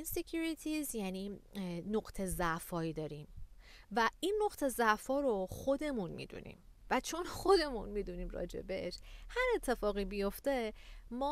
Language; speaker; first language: Persian; native; Persian